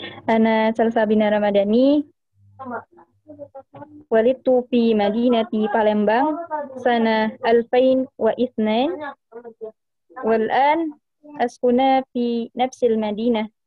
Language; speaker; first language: Arabic; non-native, learner; Indonesian